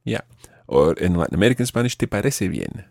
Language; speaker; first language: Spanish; non-native, fluent; English